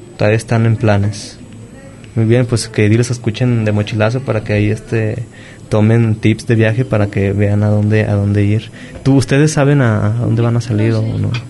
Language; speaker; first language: Spanish; native; Spanish